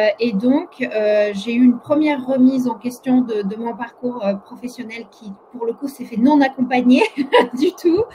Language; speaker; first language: French; non-native, fluent; Polish